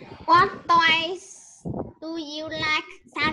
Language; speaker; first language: English; non-native, learner; Vietnamese